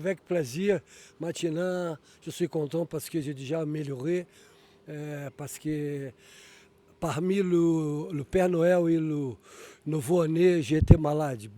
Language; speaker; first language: French; non-native, learner; Portuguese